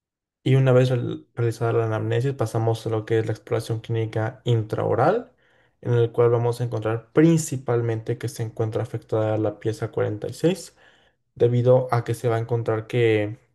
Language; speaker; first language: Spanish; native; Spanish